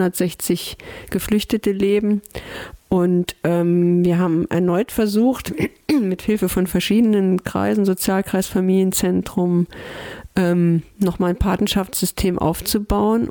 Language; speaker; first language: German; native; German